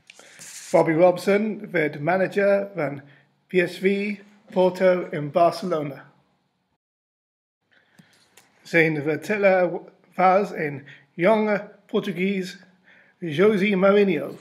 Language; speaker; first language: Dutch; non-native, learner; English